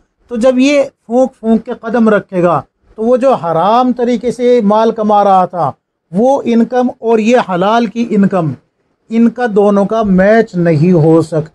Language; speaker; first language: Urdu; native; Urdu